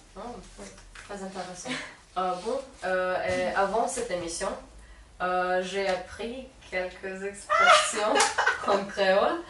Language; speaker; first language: French; non-native, learner; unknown